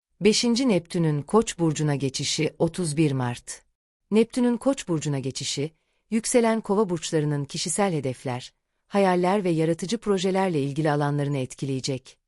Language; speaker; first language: Turkish; native; Turkish